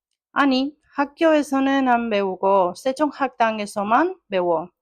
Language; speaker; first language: Korean; non-native, learner; Italian